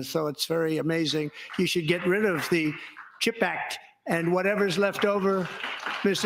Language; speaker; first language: English; native; English